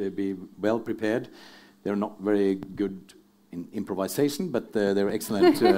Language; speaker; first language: English; non-native, fluent; Norwegian